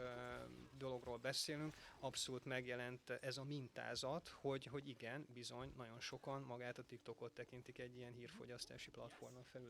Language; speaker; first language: Hungarian; native; Hungarian